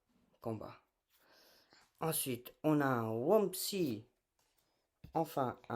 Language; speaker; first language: French; native; French